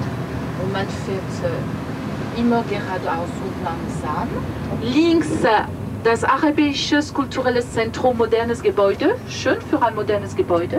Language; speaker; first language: German; non-native, fluent; French